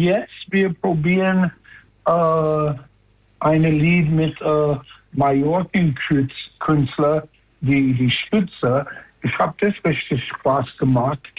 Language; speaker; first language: German; non-native, fluent; English